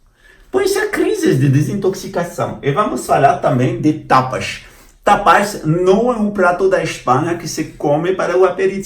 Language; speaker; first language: Portuguese; non-native, fluent; French